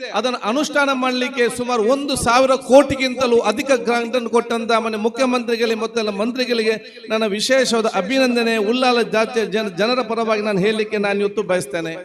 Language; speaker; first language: Kannada; non-native, local second language; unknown